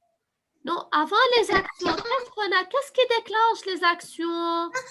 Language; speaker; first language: French; non-native, fluent; Arabic